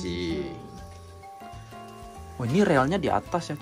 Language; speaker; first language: Indonesian; native; Indonesian